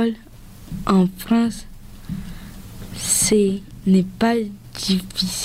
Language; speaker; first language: French; early bilingual, other home language; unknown